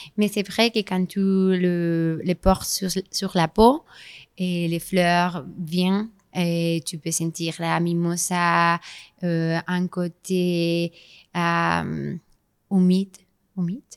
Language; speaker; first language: French; non-native, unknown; Spanish